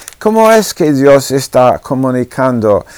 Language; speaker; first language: Spanish; non-native, fluent; English